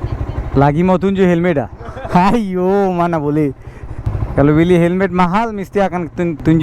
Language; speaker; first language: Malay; non-native, learner; Bangla